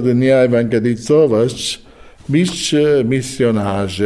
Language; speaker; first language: Polish; non-native, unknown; Italian